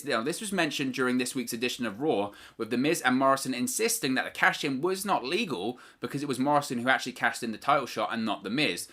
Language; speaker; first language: English; native; English